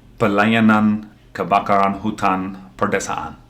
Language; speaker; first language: Indonesian; non-native, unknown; English